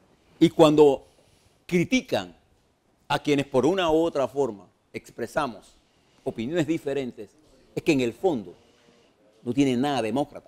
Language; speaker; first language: Spanish; native; Spanish